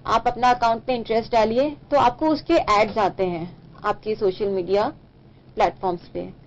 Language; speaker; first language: Hindi; native; Hindi